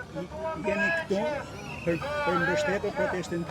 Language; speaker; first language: Albanian; non-native, learner; Italian